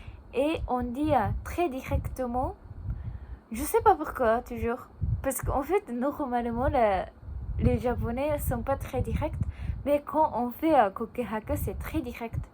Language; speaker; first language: French; non-native, learner; Japanese